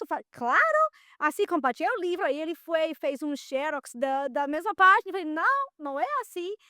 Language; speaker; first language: Portuguese; non-native, fluent; Spanish